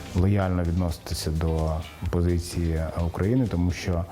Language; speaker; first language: Ukrainian; native; Ukrainian